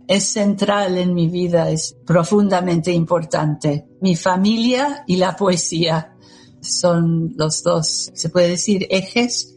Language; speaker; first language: Spanish; early bilingual, other home language; English